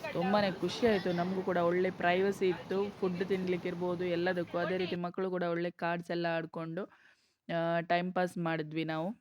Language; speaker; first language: Kannada; native; Kannada